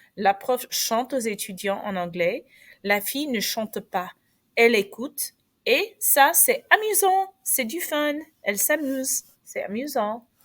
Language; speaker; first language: French; non-native, fluent; English